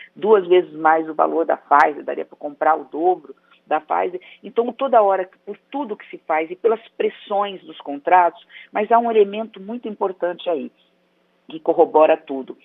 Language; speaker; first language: Portuguese; native; Portuguese